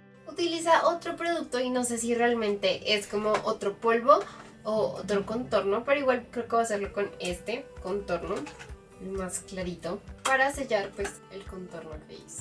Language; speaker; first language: Spanish; native; Spanish